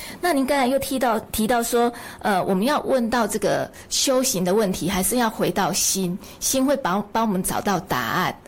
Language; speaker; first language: Chinese; native; Chinese